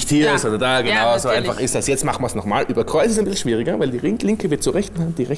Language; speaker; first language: German; native; German